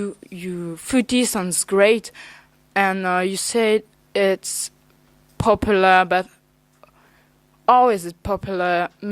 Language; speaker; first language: English; non-native, learner; French